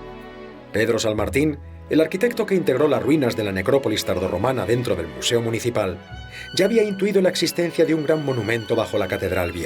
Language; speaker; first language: Spanish; native; Spanish